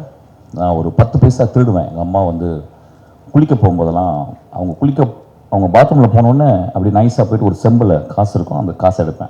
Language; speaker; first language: Tamil; native; Tamil